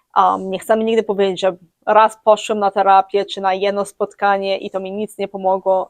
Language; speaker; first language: Polish; early bilingual, heritage; English